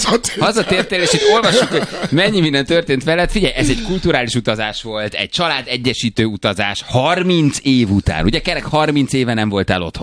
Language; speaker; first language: Hungarian; native; Hungarian